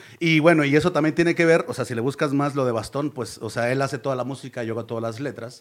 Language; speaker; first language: Spanish; native; Spanish